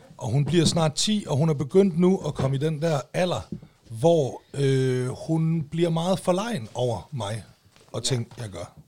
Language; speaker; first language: Danish; native; Danish